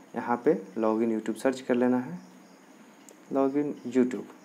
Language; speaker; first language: Hindi; native; Hindi